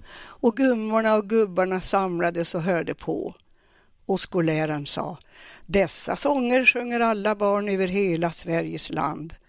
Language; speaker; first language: Swedish; native; Swedish